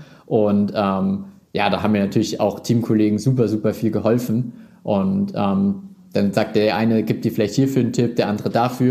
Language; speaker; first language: German; native; German